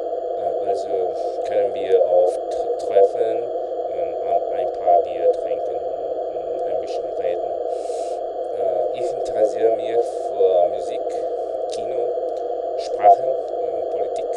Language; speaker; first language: German; non-native, learner; Spanish